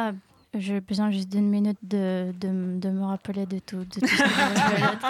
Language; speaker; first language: French; non-native, learner; Ukrainian